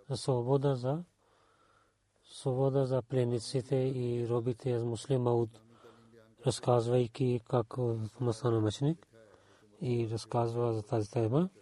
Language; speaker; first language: Bulgarian; non-native, learner; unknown